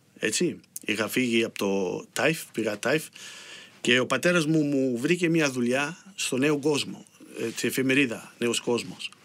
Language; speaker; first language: Greek; early bilingual, heritage; Greek